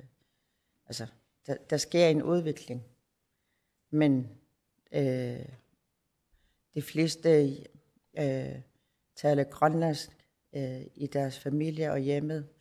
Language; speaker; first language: Danish; non-native, local second language; Kalaallisut